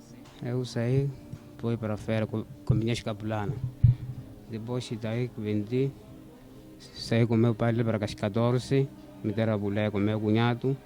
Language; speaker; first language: Portuguese; non-native, local second language; Makhuwa